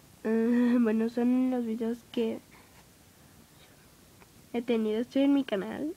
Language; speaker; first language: Spanish; native; Spanish